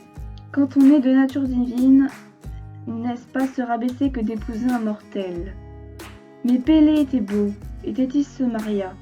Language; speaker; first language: French; native; French